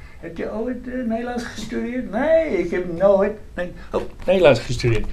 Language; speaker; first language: Dutch; non-native, fluent; English